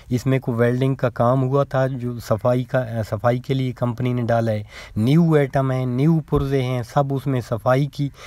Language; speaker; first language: Urdu; non-native, local second language; Punjabi